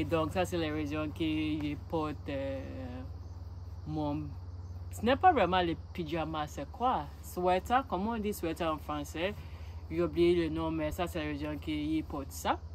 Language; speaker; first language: French; non-native, learner; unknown